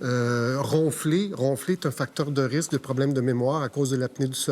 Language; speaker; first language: French; native; French